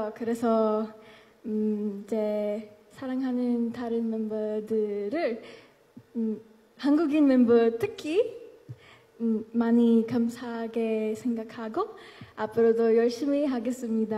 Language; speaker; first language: Korean; non-native, learner; Filipino